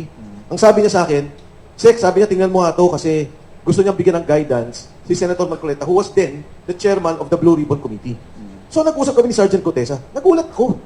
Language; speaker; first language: Filipino; native; Filipino